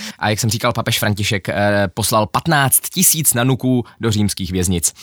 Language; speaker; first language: Czech; early bilingual, other home language; Ukrainian